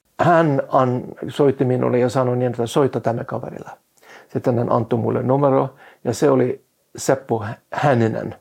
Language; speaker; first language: Finnish; non-native, fluent; Norwegian